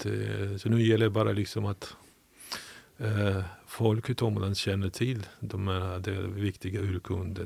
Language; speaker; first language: Swedish; non-native, fluent; Ukrainian